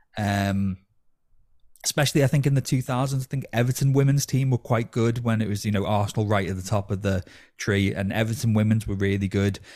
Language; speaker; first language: English; native; English